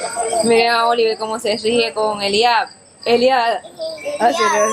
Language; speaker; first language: Spanish; native; Spanish